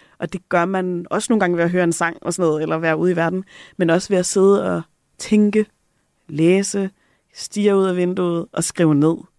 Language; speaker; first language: Danish; native; Danish